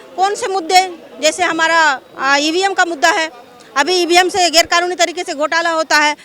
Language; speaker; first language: Hindi; non-native, local second language; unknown